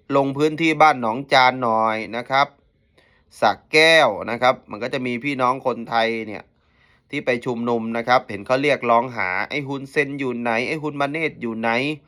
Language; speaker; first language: Thai; native; Thai